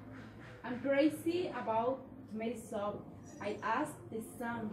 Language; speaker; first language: English; non-native, learner; Spanish